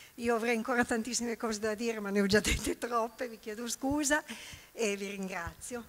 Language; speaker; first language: Italian; native; Italian